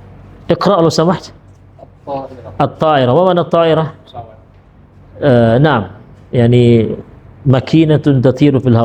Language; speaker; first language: Arabic; non-native, fluent; Indonesian